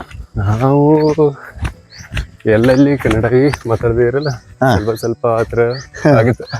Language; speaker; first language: Kannada; non-native, local second language; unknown